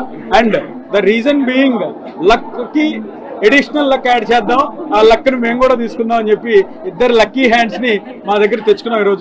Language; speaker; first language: Telugu; native; Telugu